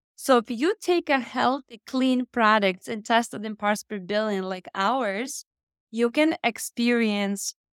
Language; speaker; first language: English; non-native, fluent; Lithuanian